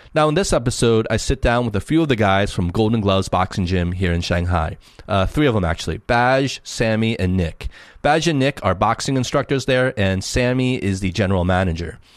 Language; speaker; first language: English; early bilingual, other home language; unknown